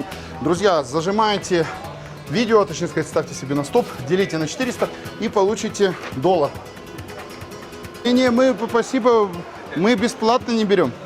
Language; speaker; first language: Russian; native; Russian